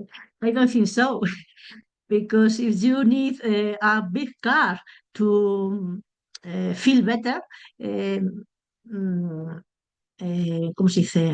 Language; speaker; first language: English; non-native, learner; Spanish